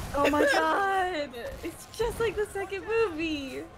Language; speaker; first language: English; native; English